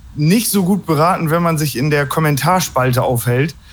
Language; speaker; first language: German; native; German